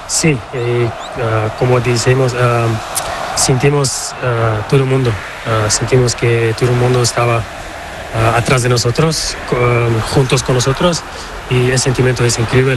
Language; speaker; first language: Spanish; non-native, learner; Portuguese